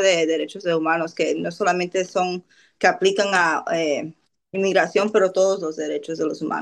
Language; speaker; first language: Spanish; early bilingual, other home language; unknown